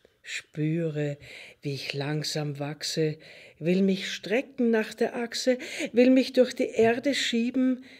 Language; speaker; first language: German; native; German